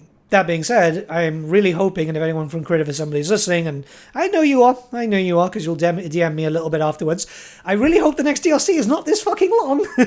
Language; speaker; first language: English; native; English